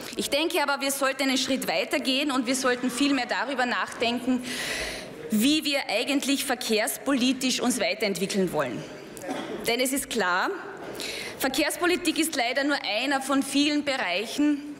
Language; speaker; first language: German; non-native, local second language; Slovenian